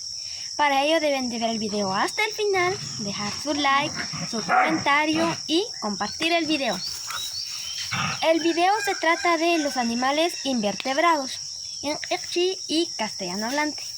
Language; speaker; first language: Spanish; non-native, local second language; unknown